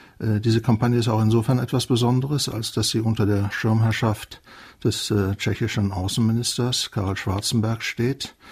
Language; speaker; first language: German; native; German